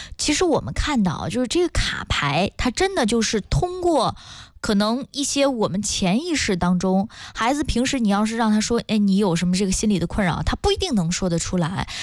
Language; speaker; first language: Chinese; native; Chinese